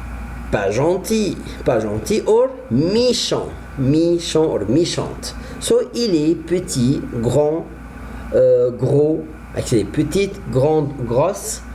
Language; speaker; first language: French; non-native, fluent; Arabic